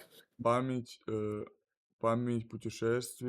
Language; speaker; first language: Russian; native; Russian